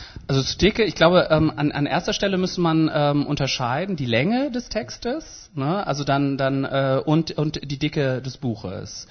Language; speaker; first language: German; native; German